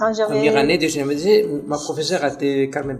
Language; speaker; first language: French; non-native, fluent; Spanish